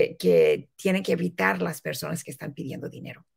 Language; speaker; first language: Spanish; early bilingual, heritage; Spanish